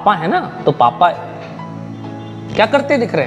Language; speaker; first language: Hindi; native; Hindi